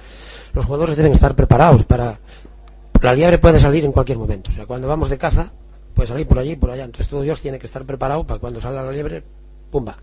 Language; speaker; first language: Spanish; native; Spanish